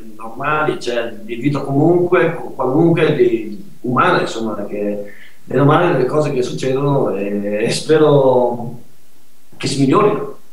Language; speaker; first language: Italian; native; Italian